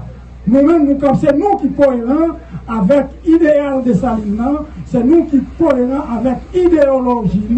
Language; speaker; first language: French; non-native, local second language; Haitian Creole